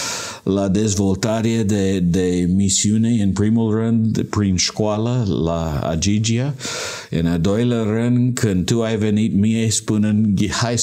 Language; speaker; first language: Romanian; non-native, learner; English